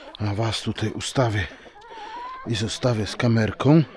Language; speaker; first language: Polish; native; Polish